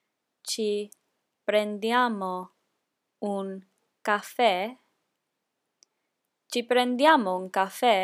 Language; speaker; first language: Italian; early bilingual, heritage; English